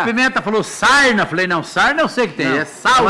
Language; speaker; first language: Portuguese; native; Portuguese